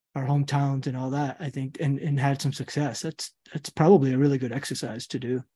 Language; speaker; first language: English; native; English